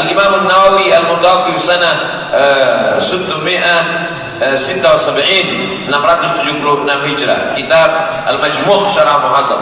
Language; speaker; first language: Arabic; non-native, fluent; Indonesian